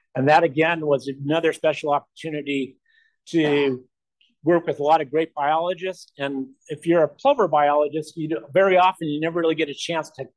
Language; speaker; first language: English; native; English